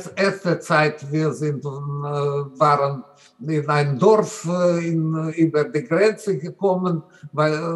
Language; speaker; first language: German; non-native, learner; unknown